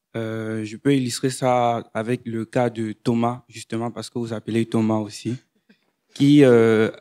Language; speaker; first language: French; non-native, fluent; English